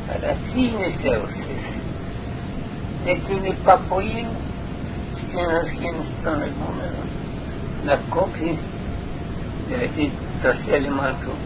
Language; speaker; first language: Greek; non-native, fluent; Russian